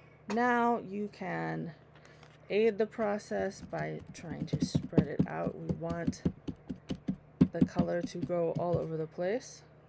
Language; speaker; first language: English; native; English